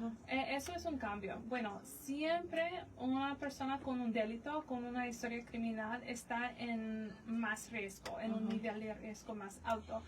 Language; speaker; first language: Spanish; non-native, fluent; English